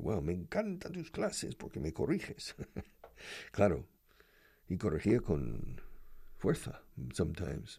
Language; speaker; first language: Spanish; non-native, fluent; English